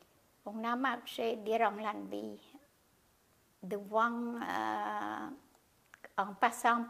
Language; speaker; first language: French; non-native, learner; Khmer